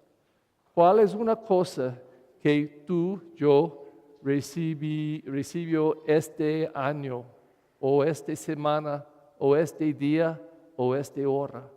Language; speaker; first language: Spanish; non-native, learner; English